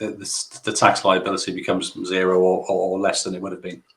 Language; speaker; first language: English; native; English